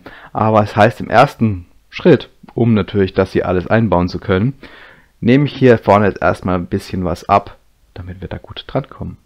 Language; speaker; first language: German; native; German